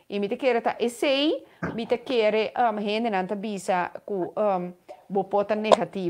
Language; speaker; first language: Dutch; non-native, local second language; Papiamento